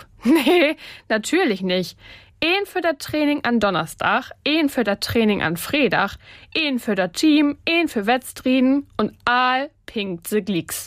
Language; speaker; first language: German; native; German